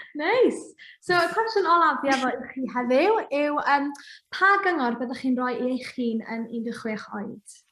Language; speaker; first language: Welsh; native; Welsh